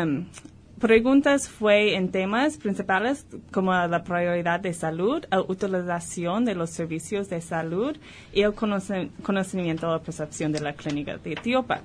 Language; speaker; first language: Spanish; early bilingual, heritage; Spanish